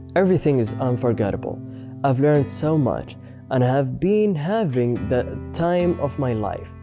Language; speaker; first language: English; non-native, fluent; Arabic